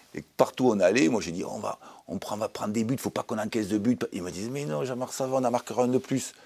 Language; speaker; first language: French; native; French